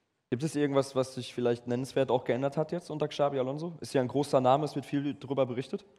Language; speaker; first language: German; native; German